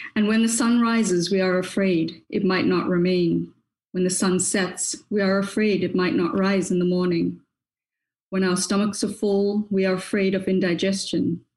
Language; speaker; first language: English; native; English